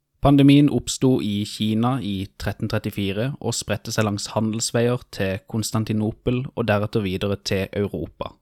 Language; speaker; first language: Norwegian; native; Norwegian